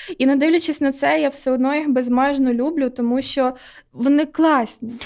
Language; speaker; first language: Ukrainian; non-native, local second language; Russian